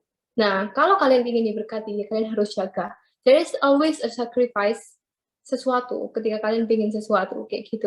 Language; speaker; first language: Indonesian; native; Indonesian